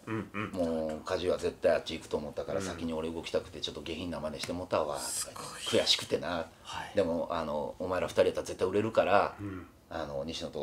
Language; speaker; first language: Japanese; native; Japanese